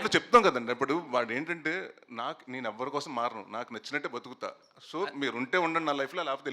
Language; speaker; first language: Telugu; native; Telugu